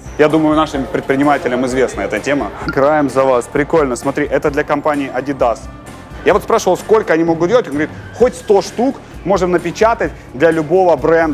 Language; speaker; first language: Russian; native; Russian